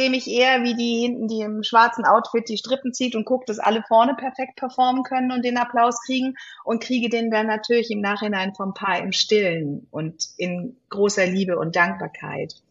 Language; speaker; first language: German; native; German